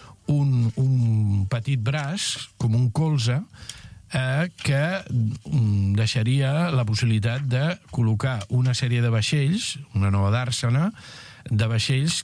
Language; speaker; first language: Catalan; native; Catalan